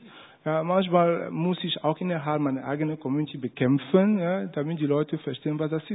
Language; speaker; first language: German; non-native, fluent; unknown